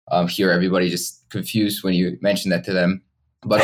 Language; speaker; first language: English; non-native, fluent; German